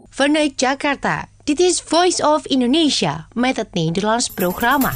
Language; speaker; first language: Dutch; non-native, fluent; Indonesian